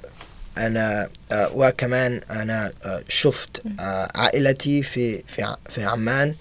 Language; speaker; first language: Arabic; non-native, learner; English